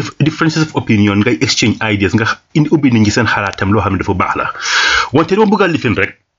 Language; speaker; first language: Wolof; non-native, local second language; Serer